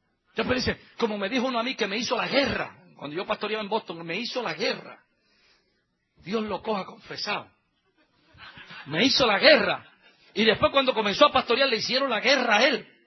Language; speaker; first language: Spanish; native; Spanish